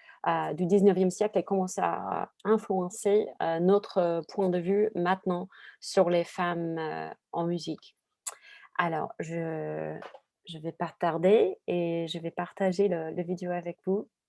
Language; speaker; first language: French; non-native, fluent; English